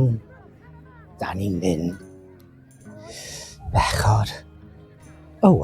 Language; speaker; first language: Welsh; non-native, learner; English